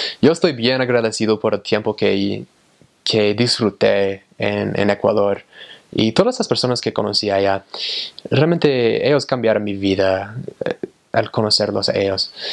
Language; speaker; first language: Spanish; non-native, fluent; English